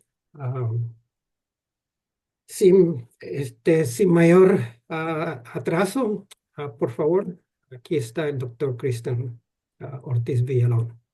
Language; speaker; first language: Spanish; non-native, fluent; English